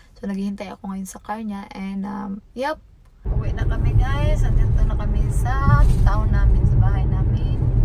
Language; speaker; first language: Filipino; non-native, local second language; Cebuano